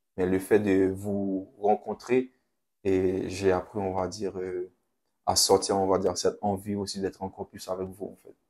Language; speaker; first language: French; non-native, local second language; Haitian Creole